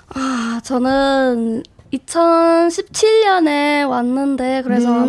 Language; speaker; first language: Korean; non-native, fluent; English